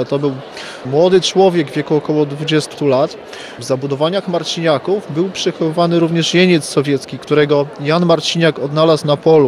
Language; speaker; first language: Polish; native; Polish